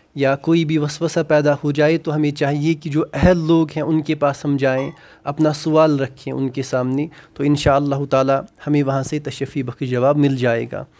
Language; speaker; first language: Urdu; non-native, local second language; Kashmiri